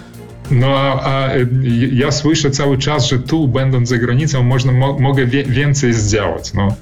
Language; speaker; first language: Polish; early bilingual, heritage; Polish